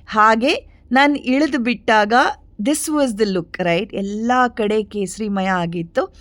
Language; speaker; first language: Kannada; non-native, local second language; Tulu